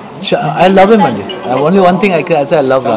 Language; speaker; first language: Telugu; non-native, learner; Kannada